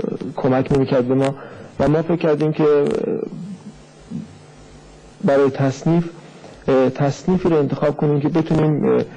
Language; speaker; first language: Persian; native; Persian